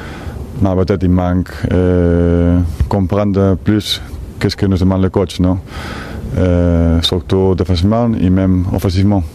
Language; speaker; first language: French; non-native, fluent; Spanish